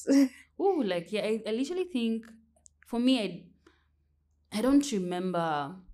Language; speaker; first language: English; non-native, local second language; Kamba